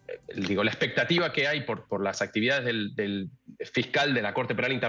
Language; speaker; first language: Spanish; native; Spanish